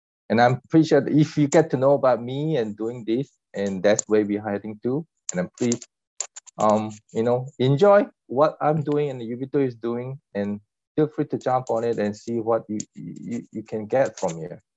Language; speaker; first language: English; non-native, fluent; Korean